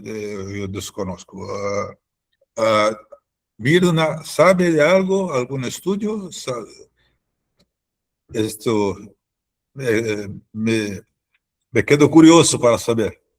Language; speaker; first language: Spanish; non-native, fluent; Portuguese